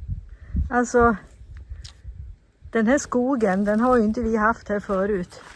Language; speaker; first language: Swedish; native; Swedish